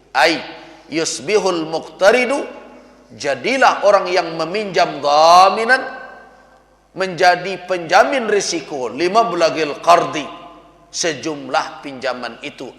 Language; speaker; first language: Malay; non-native, local second language; Minangkabau